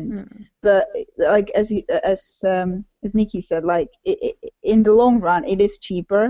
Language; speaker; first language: English; non-native, fluent; Czech